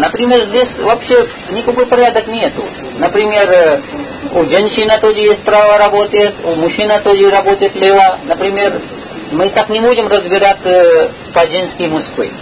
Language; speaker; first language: Russian; non-native, learner; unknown